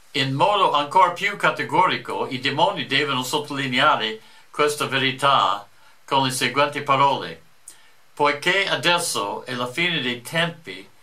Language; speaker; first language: Italian; non-native, fluent; English